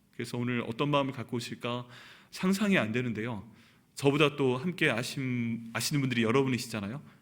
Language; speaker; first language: Korean; native; Korean